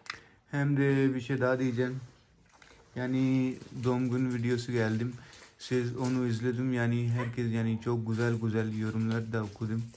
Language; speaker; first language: Turkish; non-native, learner; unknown